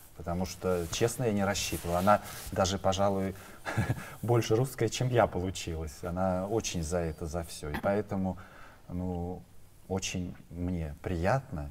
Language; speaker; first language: Russian; native; Russian